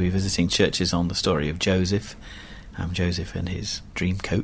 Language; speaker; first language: English; native; English